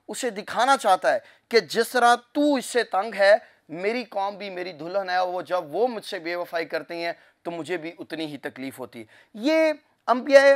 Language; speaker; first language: Urdu; non-native, local second language; Punjabi